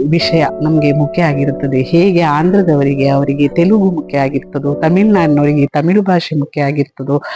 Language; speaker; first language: Kannada; native; Kannada